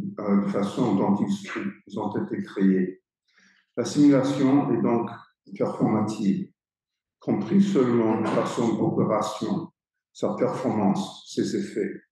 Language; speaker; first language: French; non-native, fluent; English